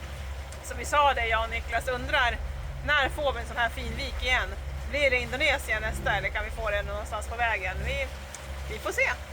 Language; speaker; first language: Swedish; native; Swedish